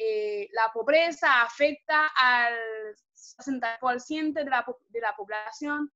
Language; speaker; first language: Spanish; non-native, fluent; Haitian Creole